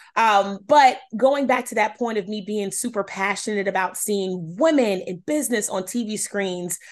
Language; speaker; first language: English; native; English